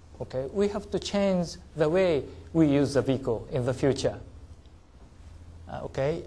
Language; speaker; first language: English; non-native, learner; Japanese